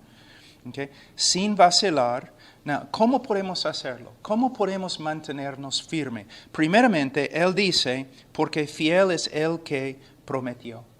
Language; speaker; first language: Spanish; non-native, fluent; English